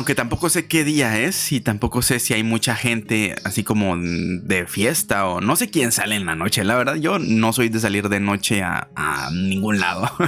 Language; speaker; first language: Spanish; native; Spanish